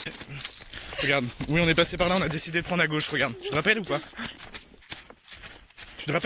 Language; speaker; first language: French; native; French